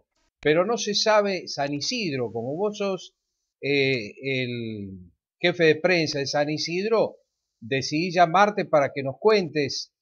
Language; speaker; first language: Spanish; native; Spanish